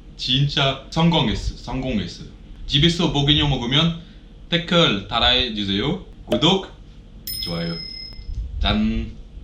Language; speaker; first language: Korean; non-native, learner; French